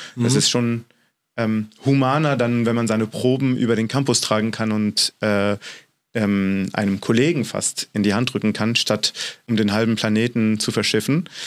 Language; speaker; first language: German; non-native, fluent; French